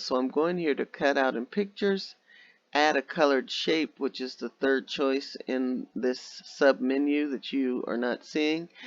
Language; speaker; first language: English; native; English